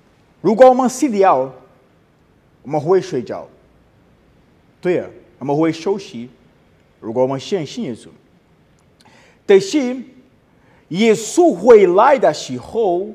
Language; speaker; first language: Chinese; non-native, learner; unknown